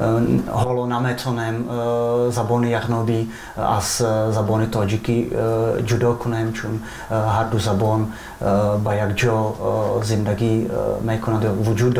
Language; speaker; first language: Persian; non-native, fluent; Czech